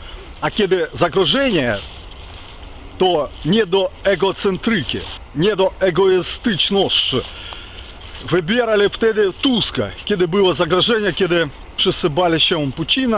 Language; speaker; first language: Polish; non-native, learner; Ukrainian